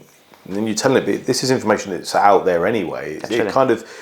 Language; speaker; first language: English; native; English